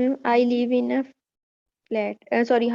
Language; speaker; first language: English; non-native, learner; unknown